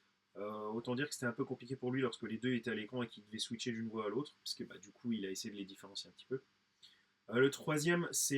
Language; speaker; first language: French; native; French